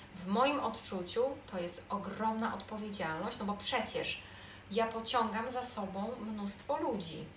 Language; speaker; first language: Polish; native; Polish